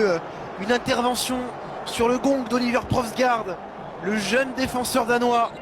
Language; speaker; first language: French; native; French